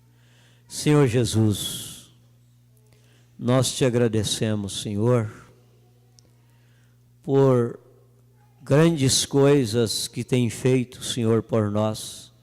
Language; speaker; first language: Portuguese; native; Portuguese